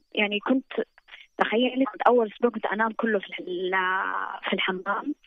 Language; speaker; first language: Arabic; native; Arabic